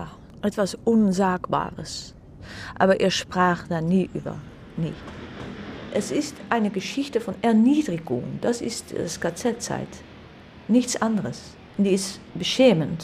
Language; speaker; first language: German; non-native, fluent; Dutch